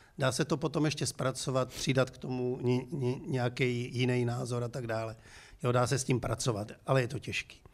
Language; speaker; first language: Czech; native; Czech